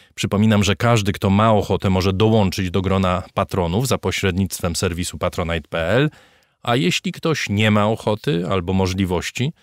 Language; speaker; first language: Polish; native; Polish